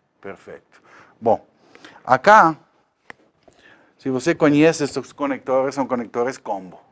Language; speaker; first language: Portuguese; non-native, learner; Spanish